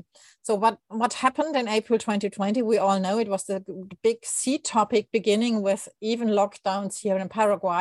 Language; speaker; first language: English; non-native, fluent; German